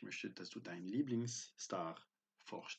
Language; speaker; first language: German; non-native, fluent; French